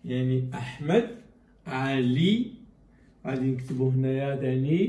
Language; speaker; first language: Arabic; native; Arabic